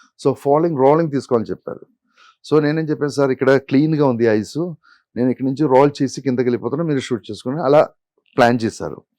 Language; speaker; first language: Telugu; non-native, learner; Malayalam